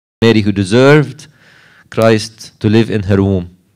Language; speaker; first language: English; non-native, fluent; Arabic